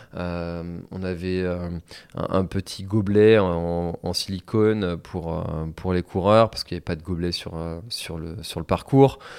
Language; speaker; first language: French; native; French